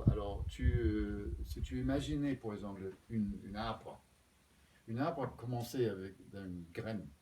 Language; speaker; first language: French; non-native, fluent; Danish